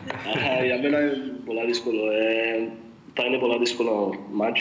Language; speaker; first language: Greek; early bilingual, other home language; English